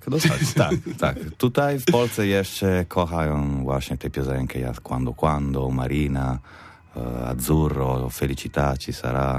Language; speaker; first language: Polish; non-native, learner; Italian